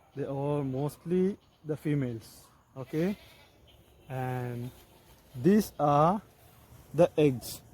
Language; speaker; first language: English; non-native, local second language; Tamil